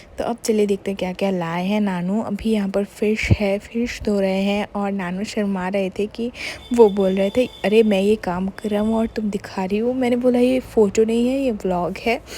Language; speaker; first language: Hindi; non-native, local second language; Bangla